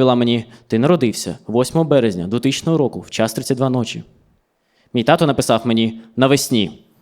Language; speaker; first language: Ukrainian; non-native, local second language; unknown